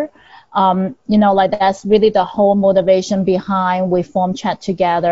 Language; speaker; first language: English; non-native, local second language; Cantonese